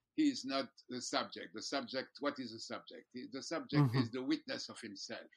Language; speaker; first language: English; non-native, fluent; French